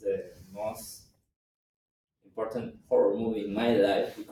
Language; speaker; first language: English; non-native, fluent; Spanish